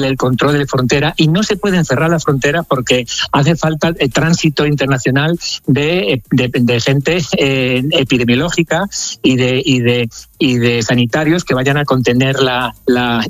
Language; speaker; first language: Spanish; native; Spanish